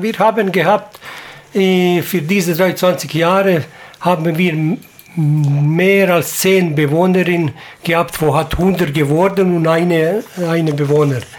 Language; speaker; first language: German; non-native, learner; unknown